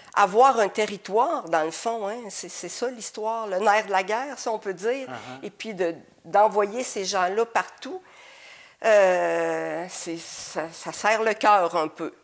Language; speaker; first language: French; native; French